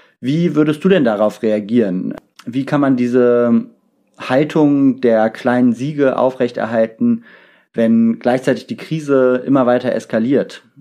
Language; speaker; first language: German; native; German